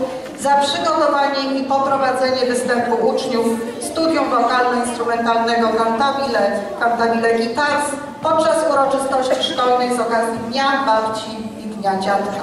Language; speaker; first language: Polish; native; Polish